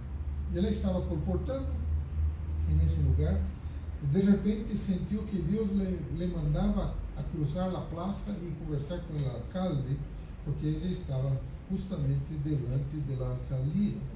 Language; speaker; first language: Spanish; non-native, fluent; Portuguese